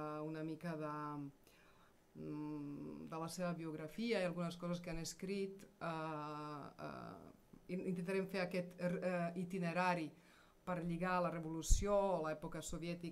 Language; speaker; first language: Catalan; non-native, fluent; Serbian